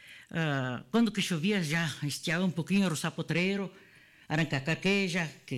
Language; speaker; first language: Portuguese; non-native, local second language; Italian